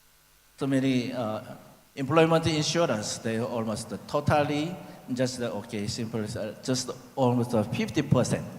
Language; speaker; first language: English; non-native, learner; Korean